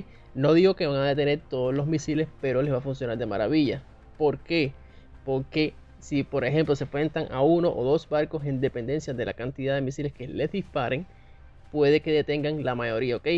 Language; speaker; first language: Spanish; native; Spanish